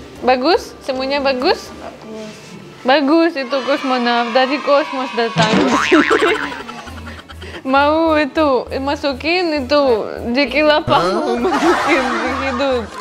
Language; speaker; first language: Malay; non-native, learner; Russian